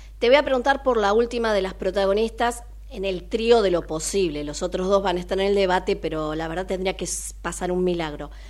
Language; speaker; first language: Spanish; native; Spanish